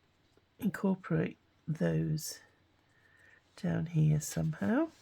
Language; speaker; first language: English; native; English